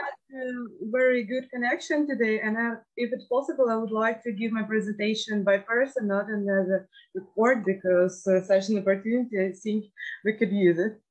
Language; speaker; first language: English; non-native, fluent; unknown